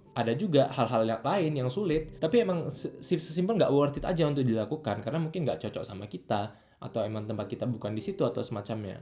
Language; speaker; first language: Indonesian; native; Indonesian